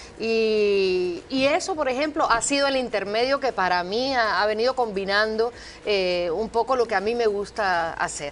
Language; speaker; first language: Spanish; native; Spanish